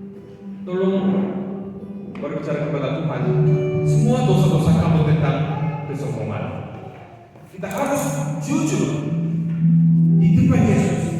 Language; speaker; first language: Indonesian; non-native, fluent; Korean